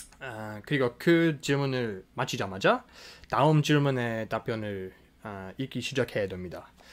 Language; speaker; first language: Korean; non-native, fluent; English